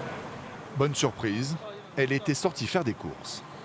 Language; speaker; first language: French; native; French